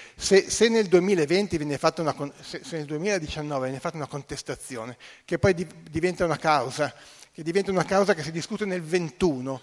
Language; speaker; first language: Italian; native; Italian